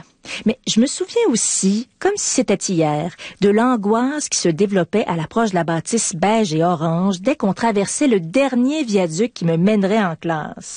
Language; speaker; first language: French; native; French